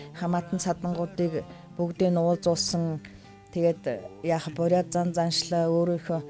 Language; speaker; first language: Mongolian; non-native, local second language; Buriat